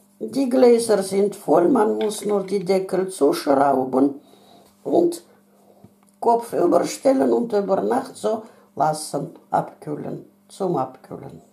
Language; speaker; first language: German; non-native, fluent; Russian